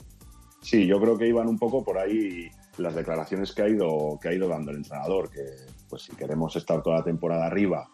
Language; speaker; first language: Spanish; native; Spanish